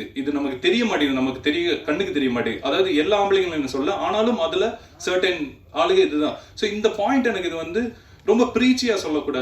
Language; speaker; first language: Tamil; native; Tamil